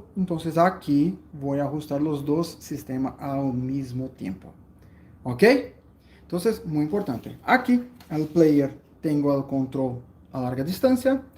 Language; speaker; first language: Spanish; non-native, fluent; Portuguese